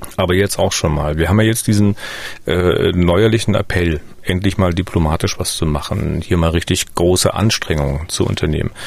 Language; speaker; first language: German; native; German